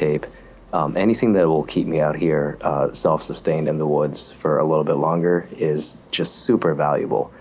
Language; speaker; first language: English; native; English